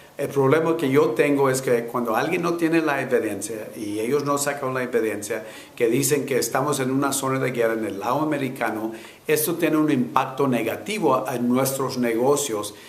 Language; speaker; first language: Spanish; early bilingual, heritage; Spanish